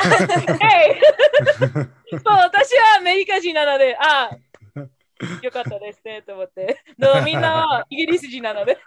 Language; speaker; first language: Japanese; non-native, fluent; English